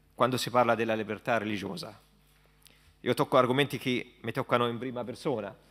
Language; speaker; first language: Italian; non-native, fluent; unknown